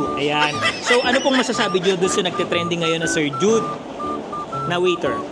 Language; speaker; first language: Filipino; native; Filipino